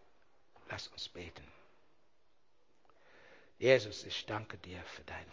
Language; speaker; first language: German; non-native, learner; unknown